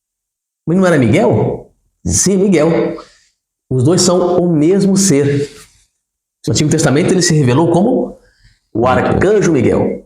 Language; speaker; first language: Portuguese; native; Portuguese